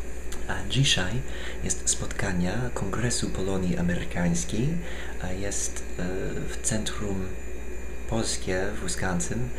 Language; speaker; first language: Polish; non-native, fluent; English